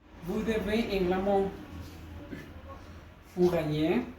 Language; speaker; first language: French; non-native, learner; Spanish